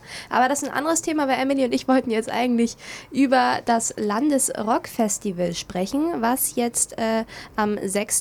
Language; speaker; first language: German; native; German